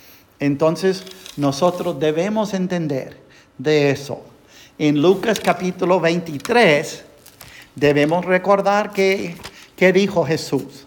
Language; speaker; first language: Spanish; non-native, fluent; English